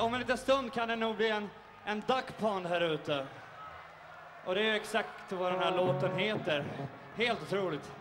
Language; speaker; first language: Swedish; native; Swedish